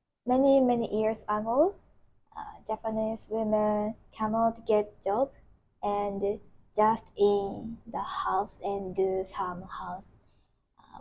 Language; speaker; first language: English; non-native, learner; Japanese